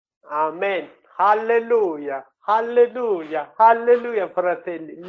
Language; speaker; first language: Italian; non-native, learner; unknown